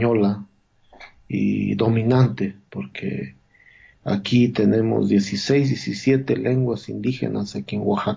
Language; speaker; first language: Spanish; non-native, local second language; Zapotec